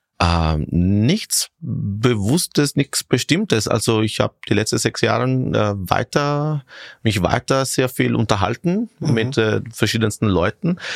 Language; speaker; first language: German; non-native, fluent; Italian